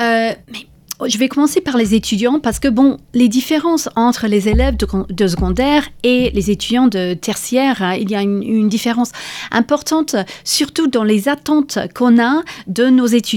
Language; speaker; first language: French; non-native, fluent; English